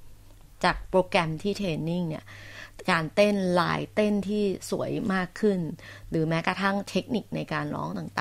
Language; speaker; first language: Thai; native; Thai